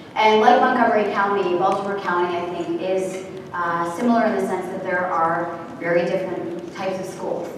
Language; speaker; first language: English; native; English